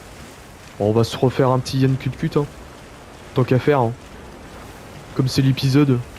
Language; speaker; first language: French; native; French